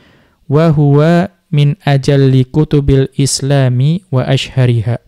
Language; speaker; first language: Arabic; non-native, fluent; Indonesian